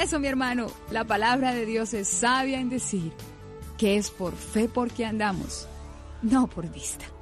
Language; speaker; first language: Spanish; native; Spanish